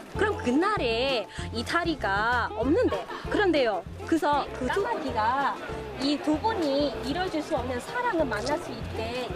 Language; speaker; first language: Korean; non-native, fluent; Khmer